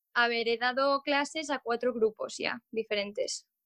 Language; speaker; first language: Spanish; non-native, local second language; Catalan